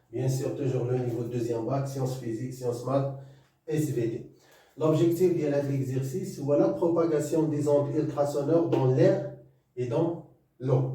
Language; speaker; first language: French; non-native, local second language; Arabic